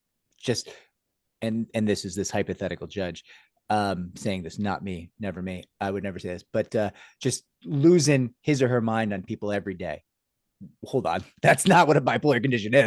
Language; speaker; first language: English; native; English